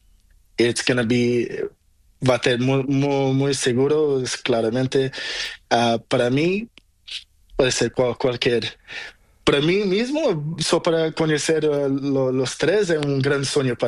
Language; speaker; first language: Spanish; non-native, learner; Portuguese